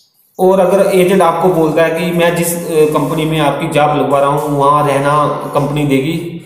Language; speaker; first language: Hindi; native; Hindi